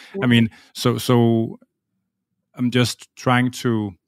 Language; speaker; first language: English; non-native, fluent; Danish